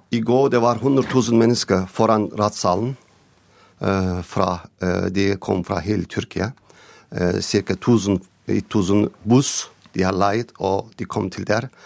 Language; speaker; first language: Norwegian; non-native, learner; Turkish